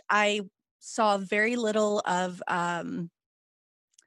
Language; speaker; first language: English; native; English